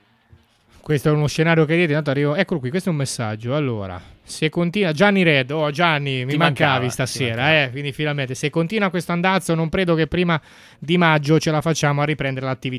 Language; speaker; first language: Italian; native; Italian